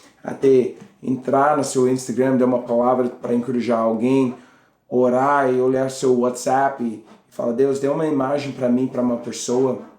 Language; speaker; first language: Portuguese; non-native, learner; English